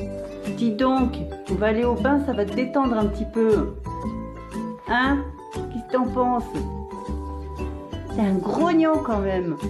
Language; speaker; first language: French; native; French